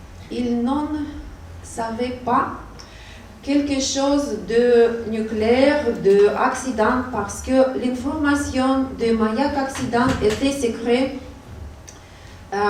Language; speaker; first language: French; non-native, learner; Russian